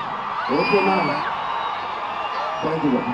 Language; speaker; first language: Telugu; native; Telugu